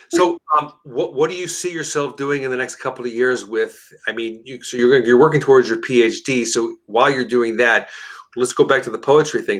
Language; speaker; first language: English; native; English